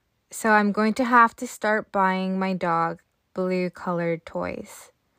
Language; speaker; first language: English; early bilingual, other home language; Japanese